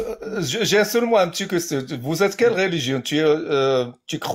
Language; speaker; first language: French; non-native, learner; Arabic